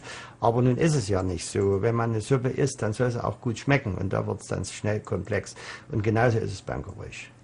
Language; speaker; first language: German; native; German